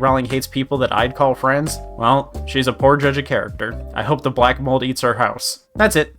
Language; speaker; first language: English; native; English